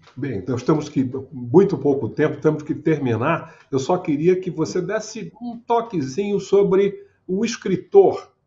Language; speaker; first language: Portuguese; native; Portuguese